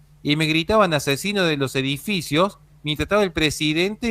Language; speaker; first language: Spanish; native; Spanish